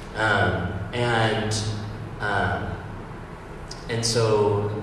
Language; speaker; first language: English; native; English